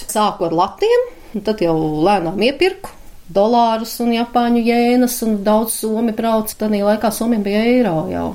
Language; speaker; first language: Latvian; native; Latvian